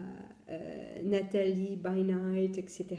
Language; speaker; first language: French; non-native, fluent; Italian